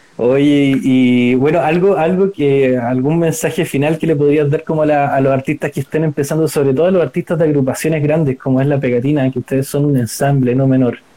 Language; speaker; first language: Spanish; native; Spanish